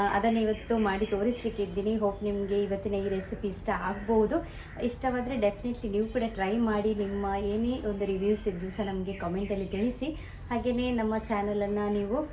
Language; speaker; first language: Kannada; non-native, local second language; Konkani